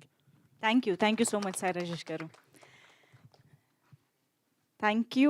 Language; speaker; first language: Telugu; native; Telugu